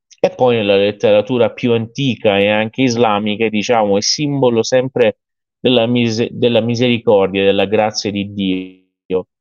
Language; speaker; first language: Italian; non-native, fluent; Persian